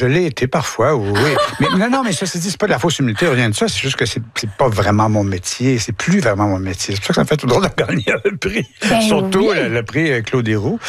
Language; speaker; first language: French; native; French